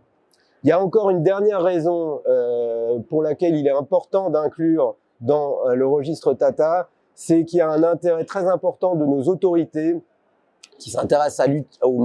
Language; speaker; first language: French; native; French